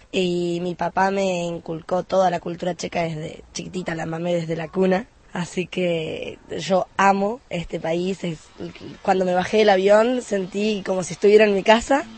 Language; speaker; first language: Spanish; native; Spanish